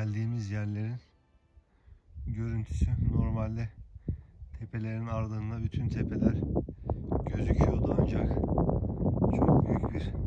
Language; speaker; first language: Turkish; native; Turkish